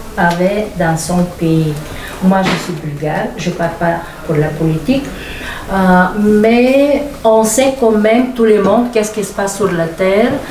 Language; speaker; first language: French; non-native, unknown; Bulgarian